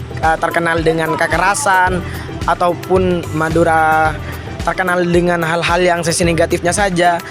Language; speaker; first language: Indonesian; non-native, local second language; Madurese